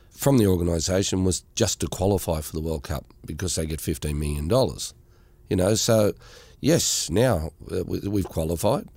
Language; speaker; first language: English; native; English